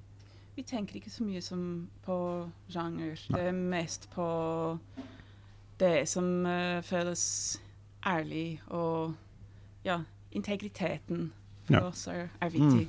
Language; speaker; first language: Norwegian; non-native, fluent; English